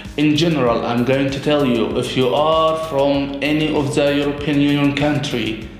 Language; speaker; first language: English; non-native, fluent; Arabic